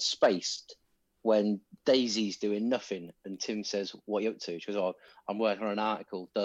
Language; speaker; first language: English; native; English